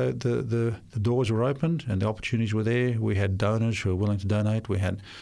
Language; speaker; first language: English; non-native, local second language; Russian